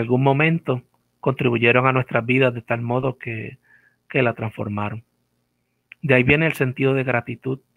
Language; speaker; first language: Spanish; native; Spanish